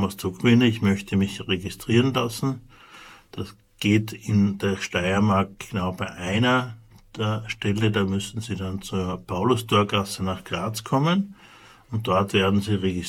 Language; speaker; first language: German; native; German